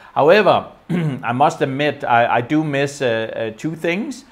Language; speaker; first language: English; non-native, fluent; Danish